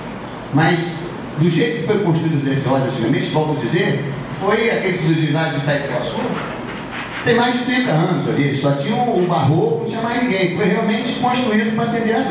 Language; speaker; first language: Portuguese; native; Portuguese